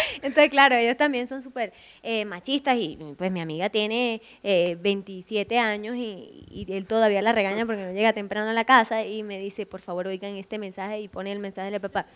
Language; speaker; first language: Spanish; native; Spanish